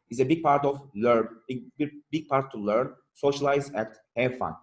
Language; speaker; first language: English; non-native, fluent; Turkish